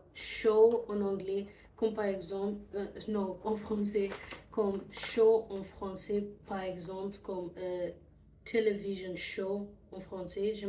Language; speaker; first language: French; non-native, learner; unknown